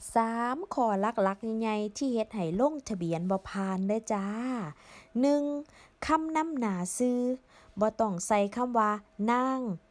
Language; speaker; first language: Thai; native; Thai